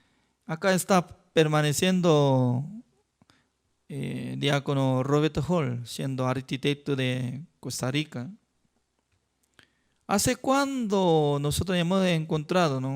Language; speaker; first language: Spanish; non-native, fluent; Korean